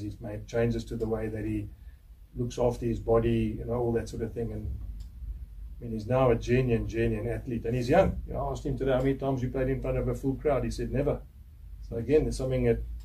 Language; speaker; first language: English; native; English